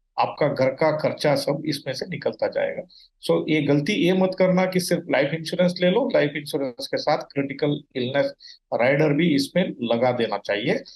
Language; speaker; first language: Hindi; non-native, local second language; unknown